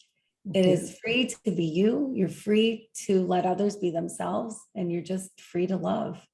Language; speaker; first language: English; native; English